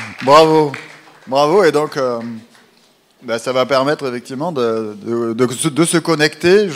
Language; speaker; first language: French; native; French